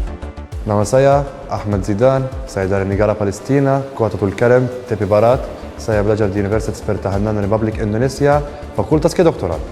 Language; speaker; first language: Indonesian; non-native, learner; Arabic